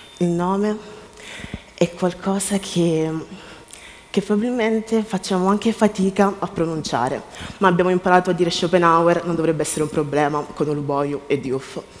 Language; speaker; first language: Italian; native; Italian